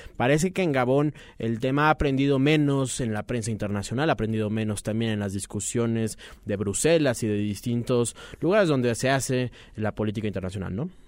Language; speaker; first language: Spanish; native; Spanish